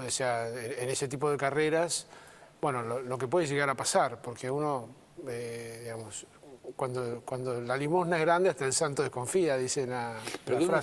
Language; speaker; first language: Spanish; native; Spanish